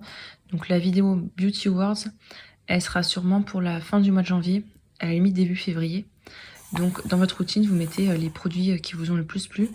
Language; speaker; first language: French; native; French